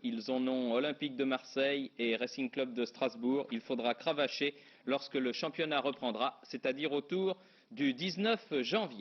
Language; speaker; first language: French; native; French